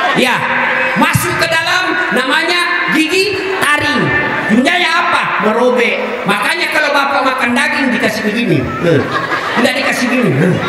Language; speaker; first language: Indonesian; non-native, local second language; Buginese